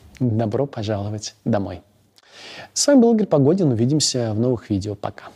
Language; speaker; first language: Russian; native; Russian